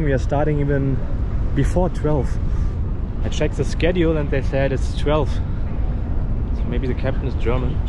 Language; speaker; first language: English; non-native, fluent; German